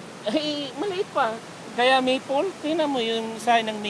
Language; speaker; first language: Filipino; native; Filipino